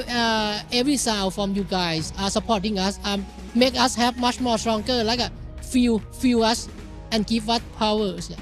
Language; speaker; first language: English; non-native, learner; Thai